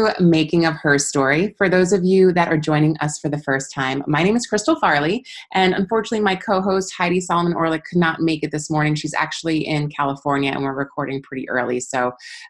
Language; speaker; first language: English; native; English